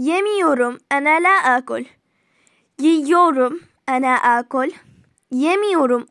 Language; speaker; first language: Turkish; non-native, fluent; Arabic